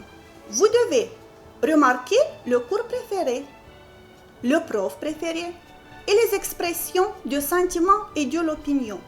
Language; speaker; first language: French; non-native, fluent; Romanian